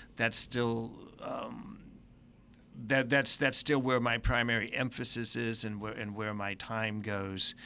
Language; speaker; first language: English; native; English